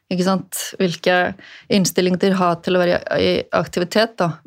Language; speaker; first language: Norwegian; non-native, fluent; Icelandic